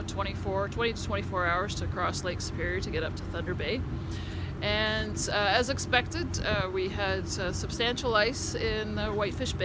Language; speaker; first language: English; native; English